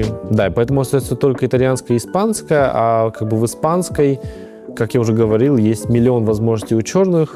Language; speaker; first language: Russian; native; Russian